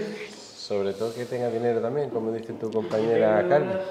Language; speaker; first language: Spanish; native; Spanish